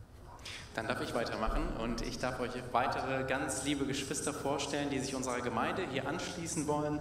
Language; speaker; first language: German; native; German